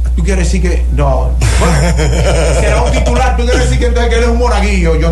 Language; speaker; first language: Spanish; native; Spanish